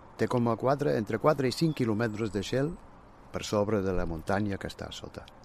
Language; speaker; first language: Catalan; non-native, fluent; German